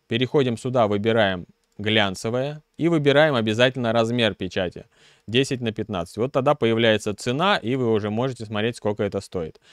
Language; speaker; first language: Russian; native; Russian